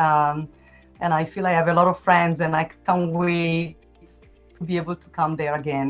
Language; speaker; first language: English; non-native, fluent; Italian